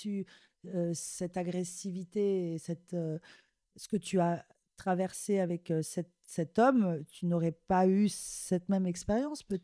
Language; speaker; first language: French; native; French